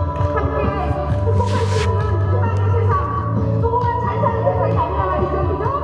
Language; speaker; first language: Korean; native; Korean